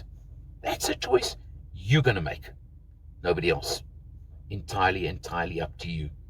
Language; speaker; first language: English; native; English